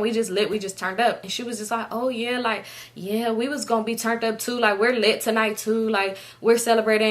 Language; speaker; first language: English; native; English